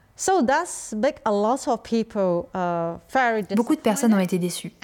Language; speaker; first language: French; non-native, fluent; Cantonese